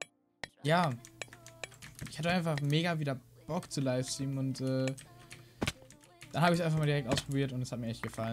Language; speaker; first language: German; native; German